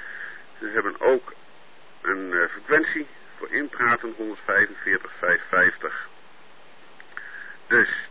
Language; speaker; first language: Dutch; native; Dutch